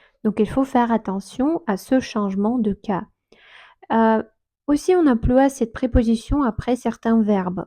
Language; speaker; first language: French; non-native, fluent; Russian